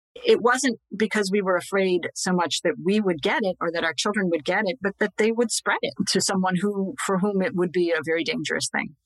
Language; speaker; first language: English; native; English